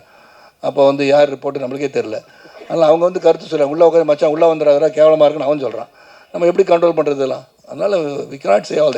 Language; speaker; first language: Tamil; native; Tamil